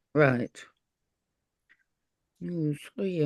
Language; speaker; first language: French; non-native, learner; English